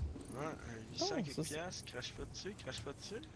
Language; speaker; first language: French; native; French